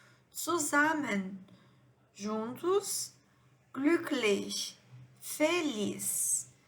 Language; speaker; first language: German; non-native, fluent; Portuguese